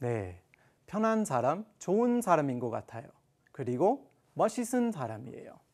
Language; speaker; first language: Korean; non-native, learner; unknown